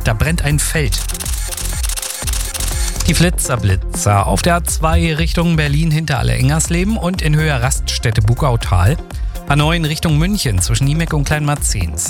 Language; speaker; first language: German; native; German